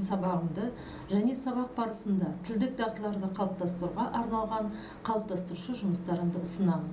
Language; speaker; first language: Kazakh; native; Kazakh